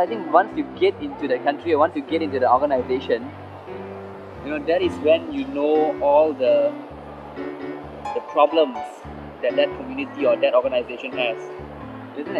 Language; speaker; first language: English; non-native, local second language; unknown